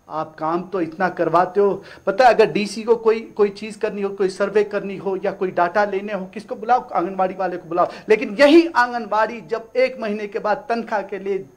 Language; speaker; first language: Hindi; non-native, local second language; Kashmiri